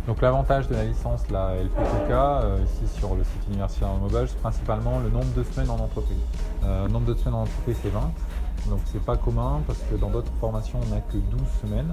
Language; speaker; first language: French; native; French